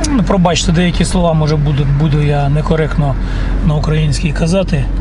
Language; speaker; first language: Ukrainian; non-native, local second language; Russian